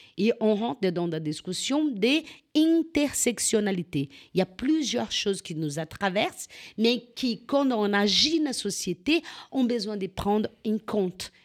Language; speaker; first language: French; non-native, fluent; Portuguese